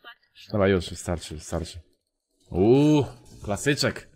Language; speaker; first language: Polish; native; Polish